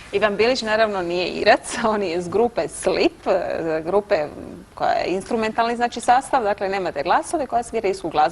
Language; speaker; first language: Croatian; native; Croatian